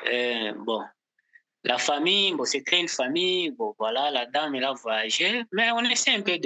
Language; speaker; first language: French; non-native, local second language; Portuguese